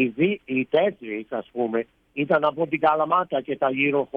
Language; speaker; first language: Greek; early bilingual, heritage; Greek